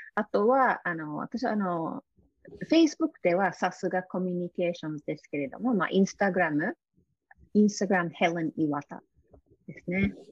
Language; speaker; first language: Japanese; non-native, fluent; English